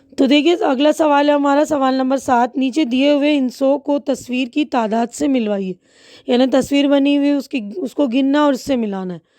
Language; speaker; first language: Hindi; native; Hindi